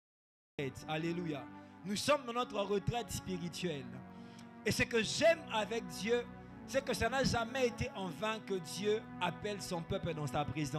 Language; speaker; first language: French; non-native, local second language; Lingala